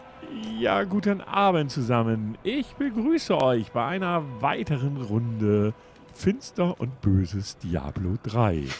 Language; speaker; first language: German; native; German